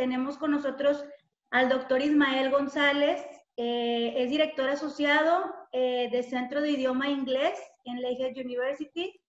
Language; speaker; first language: Spanish; native; Spanish